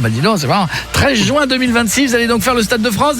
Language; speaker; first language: French; native; French